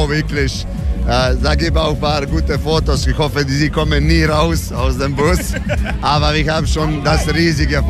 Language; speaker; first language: German; non-native, learner; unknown